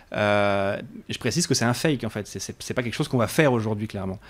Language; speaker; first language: French; native; French